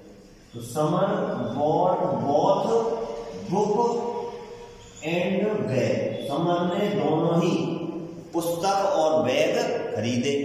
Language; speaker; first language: Hindi; native; Hindi